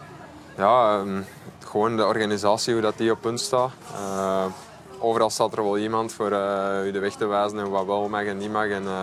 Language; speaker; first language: Dutch; native; Dutch